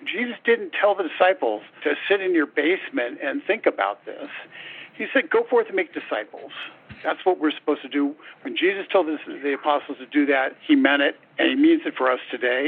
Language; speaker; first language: English; native; English